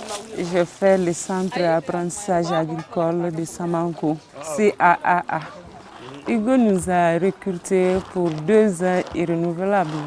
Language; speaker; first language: French; non-native, local second language; Bambara